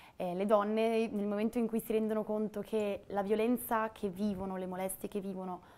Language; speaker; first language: Italian; native; Italian